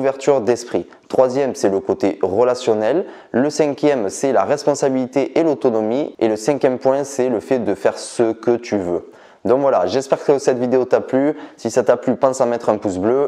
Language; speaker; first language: French; native; French